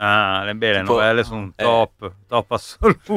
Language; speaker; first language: Italian; native; Italian